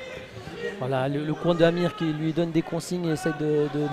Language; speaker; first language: French; native; French